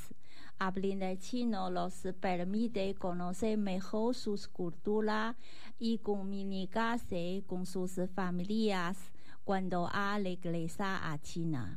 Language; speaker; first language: Spanish; non-native, learner; Chinese